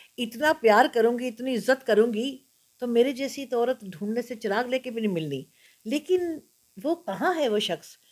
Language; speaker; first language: Urdu; non-native, local second language; Punjabi